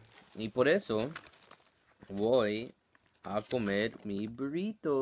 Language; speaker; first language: Spanish; non-native, learner; English